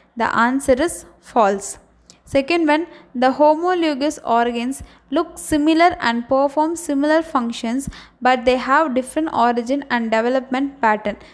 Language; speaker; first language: English; non-native, local second language; Tamil